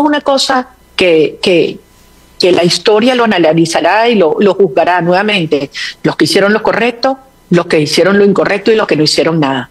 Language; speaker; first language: Spanish; native; Spanish